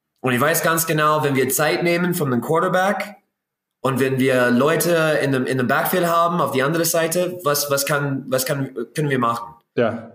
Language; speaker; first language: German; non-native, learner; English